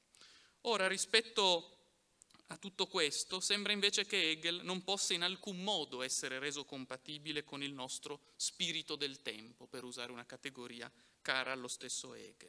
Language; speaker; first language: Italian; native; Italian